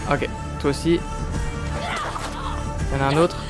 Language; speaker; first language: French; native; French